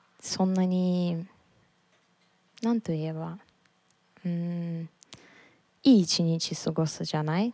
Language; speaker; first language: Japanese; non-native, learner; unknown